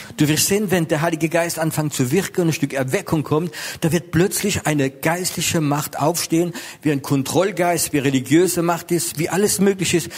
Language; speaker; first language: German; non-native, local second language; French